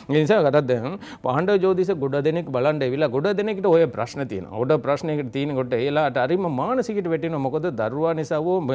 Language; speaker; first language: Sinhala; non-native, local second language; Tamil